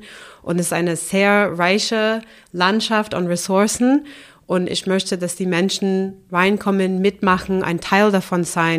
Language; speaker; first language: German; non-native, fluent; English